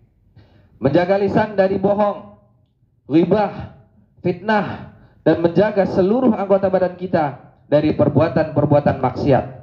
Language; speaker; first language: Indonesian; native; Indonesian